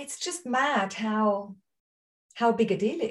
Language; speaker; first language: English; non-native, fluent; German